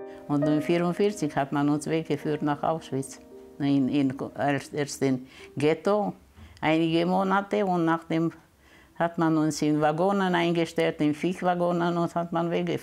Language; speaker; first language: German; early bilingual, heritage; German